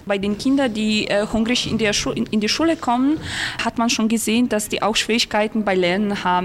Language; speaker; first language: German; non-native, fluent; Polish